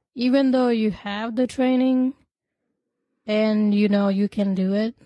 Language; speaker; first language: English; non-native, local second language; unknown